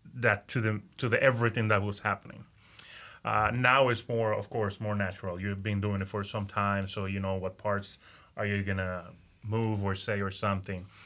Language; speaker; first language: English; non-native, fluent; Spanish